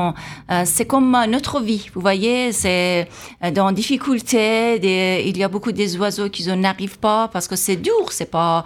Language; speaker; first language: French; non-native, fluent; Persian